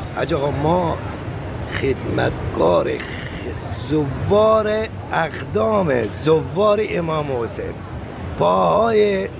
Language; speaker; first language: Persian; non-native, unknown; Arabic